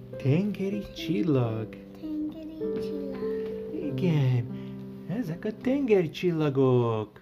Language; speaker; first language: Hungarian; early bilingual, heritage; Hungarian